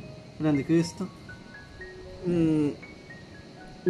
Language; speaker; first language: Italian; non-native, learner; Urdu